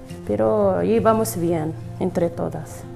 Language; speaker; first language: Spanish; non-native, learner; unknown